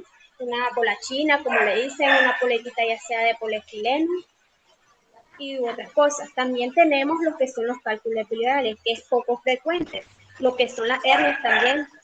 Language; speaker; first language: Spanish; native; Spanish